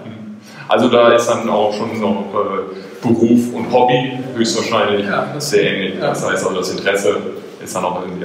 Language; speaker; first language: German; native; German